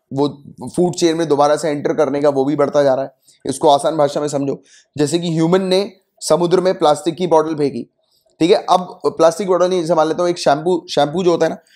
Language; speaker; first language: Hindi; native; Hindi